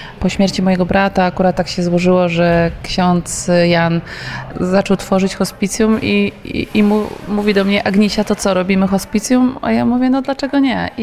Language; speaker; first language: Polish; native; Polish